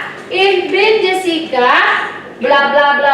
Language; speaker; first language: German; non-native, learner; Indonesian